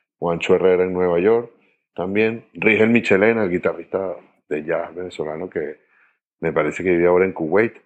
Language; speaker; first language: Spanish; native; Spanish